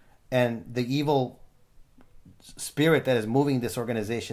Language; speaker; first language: English; early bilingual, other home language; Spanish